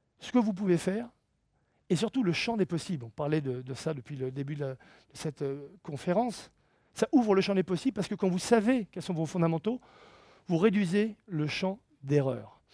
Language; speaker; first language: French; native; French